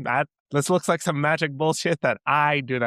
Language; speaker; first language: English; native; English